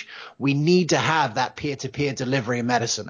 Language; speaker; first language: English; native; English